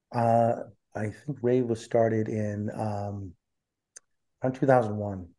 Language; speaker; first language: English; early bilingual, other home language; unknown